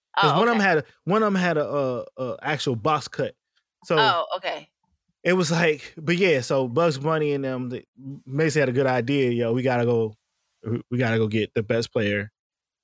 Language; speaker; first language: English; native; English